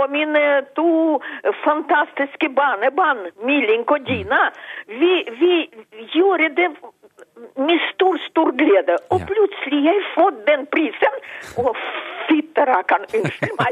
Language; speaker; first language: Norwegian; non-native, fluent; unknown